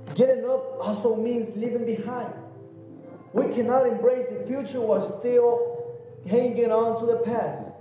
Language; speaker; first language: English; non-native, learner; Spanish